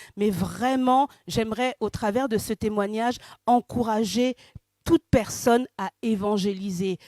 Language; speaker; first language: French; early bilingual, other home language; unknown